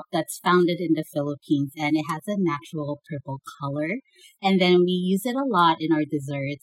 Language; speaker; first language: English; non-native, local second language; Bikol